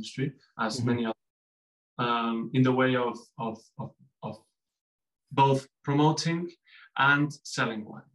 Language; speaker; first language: English; non-native, fluent; Spanish